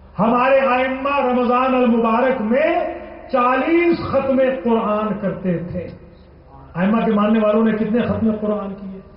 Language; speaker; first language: Urdu; non-native, local second language; Punjabi